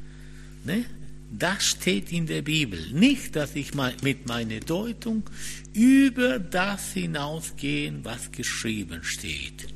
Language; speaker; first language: German; non-native, fluent; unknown